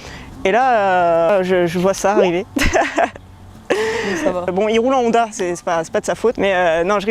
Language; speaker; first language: French; native; French